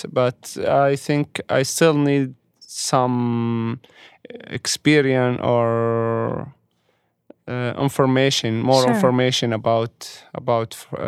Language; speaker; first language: English; non-native, learner; Arabic